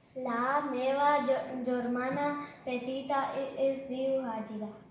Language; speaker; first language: Catalan; non-native, learner; Spanish